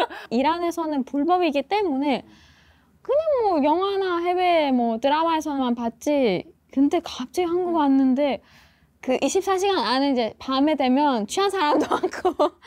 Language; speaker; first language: Korean; non-native, fluent; Persian